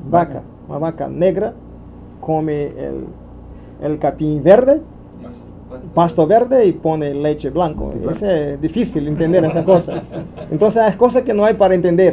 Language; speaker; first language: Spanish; non-native, fluent; Portuguese